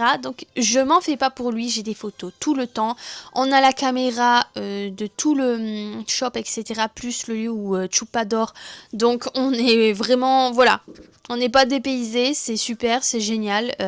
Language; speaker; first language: French; native; French